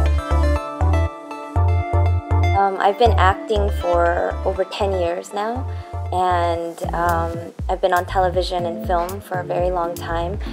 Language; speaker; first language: English; early bilingual, other home language; Korean